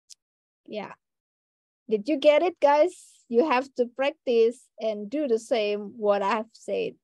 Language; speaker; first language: English; non-native, fluent; Indonesian